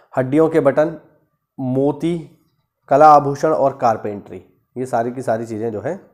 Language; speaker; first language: Hindi; native; Hindi